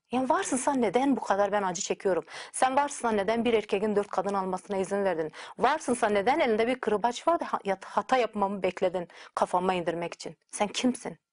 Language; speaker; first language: Turkish; native; Turkish